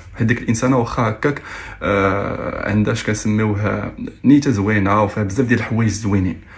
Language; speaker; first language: Arabic; native; Arabic